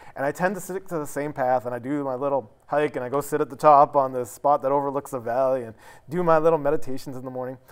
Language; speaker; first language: English; native; English